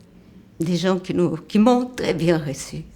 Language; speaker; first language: French; non-native, fluent; Portuguese